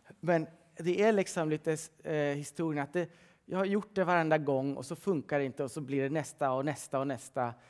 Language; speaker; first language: Swedish; early bilingual, other home language; Persian